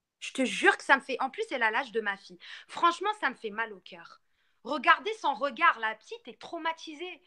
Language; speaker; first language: French; non-native, local second language; Arabic